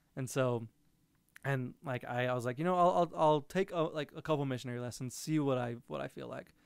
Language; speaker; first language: English; native; English